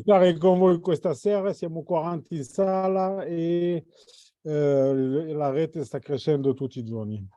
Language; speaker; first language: Italian; non-native, fluent; French